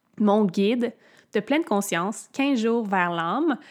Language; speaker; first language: French; native; French